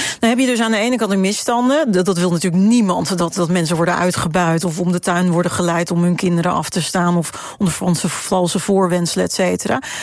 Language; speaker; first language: Dutch; native; Dutch